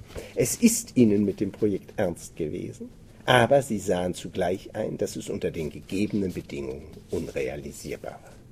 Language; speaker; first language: German; native; German